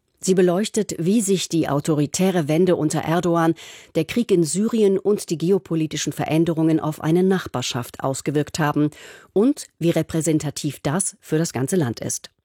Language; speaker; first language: German; native; German